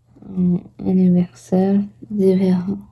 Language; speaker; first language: French; non-native, learner; Portuguese